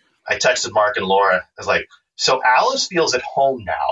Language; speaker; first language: English; native; English